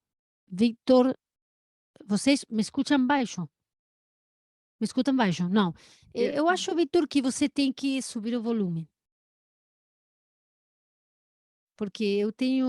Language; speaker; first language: Portuguese; non-native, learner; Spanish